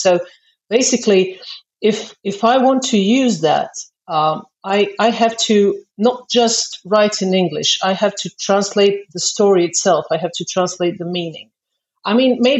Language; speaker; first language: English; non-native, fluent; Croatian